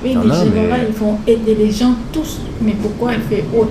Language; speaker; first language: French; non-native, learner; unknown